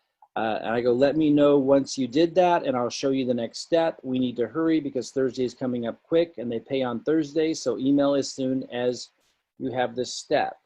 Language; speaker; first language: English; native; English